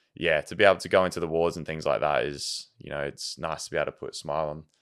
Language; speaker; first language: English; native; English